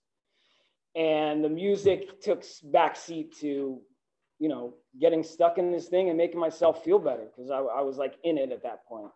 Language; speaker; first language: English; native; English